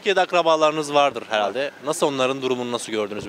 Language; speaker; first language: Turkish; native; Turkish